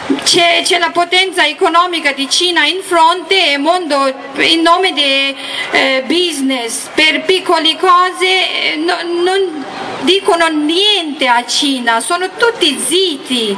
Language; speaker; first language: Italian; non-native, learner; Tibetan